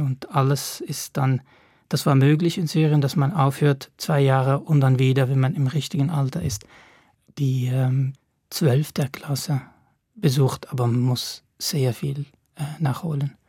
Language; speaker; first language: German; non-native, fluent; Arabic